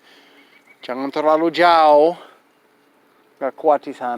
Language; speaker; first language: Indonesian; non-native, fluent; English